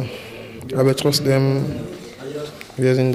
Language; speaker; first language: German; non-native, fluent; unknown